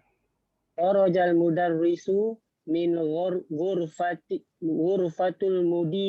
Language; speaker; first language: Arabic; non-native, learner; Malay